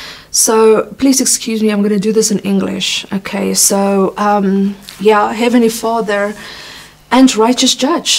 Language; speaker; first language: English; non-native, local second language; Afrikaans